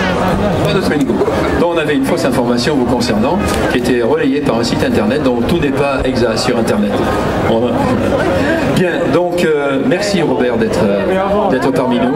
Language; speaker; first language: French; native; French